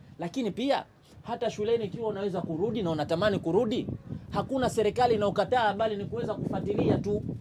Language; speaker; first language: Swahili; native; Swahili